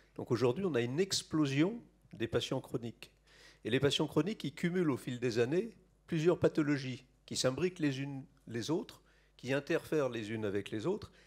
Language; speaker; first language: French; native; French